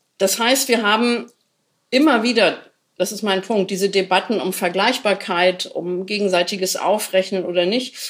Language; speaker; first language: German; native; German